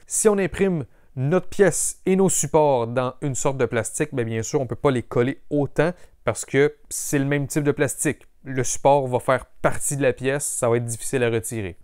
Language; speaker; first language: French; native; French